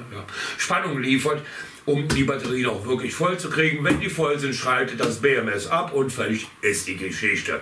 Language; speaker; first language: German; native; German